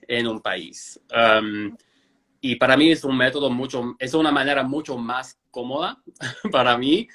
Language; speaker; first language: Spanish; non-native, fluent; English